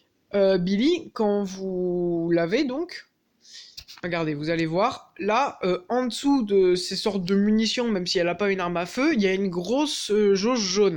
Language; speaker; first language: French; native; French